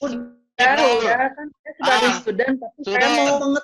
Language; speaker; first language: Indonesian; native; Indonesian